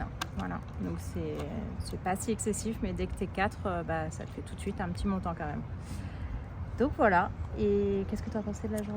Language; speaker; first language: French; native; French